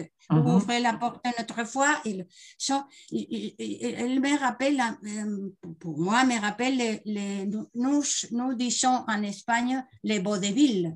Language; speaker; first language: French; non-native, learner; Spanish